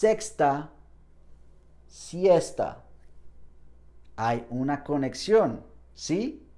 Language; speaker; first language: Spanish; non-native, fluent; English